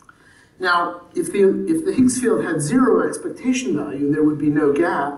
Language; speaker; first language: English; native; English